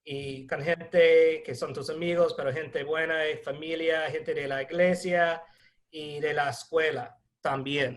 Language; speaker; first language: Spanish; non-native, fluent; English